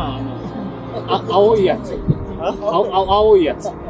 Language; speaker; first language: Japanese; native; Japanese